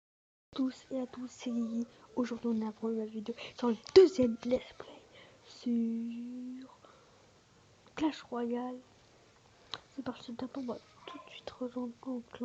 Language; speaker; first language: French; native; French